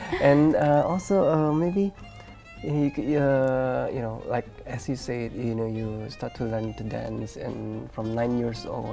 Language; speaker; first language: English; non-native, fluent; Indonesian